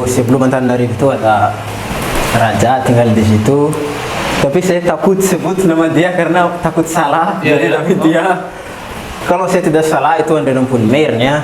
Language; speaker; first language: Indonesian; non-native, fluent; Malagasy